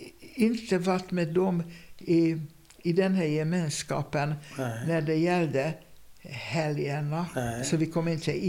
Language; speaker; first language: Swedish; non-native, fluent; Hungarian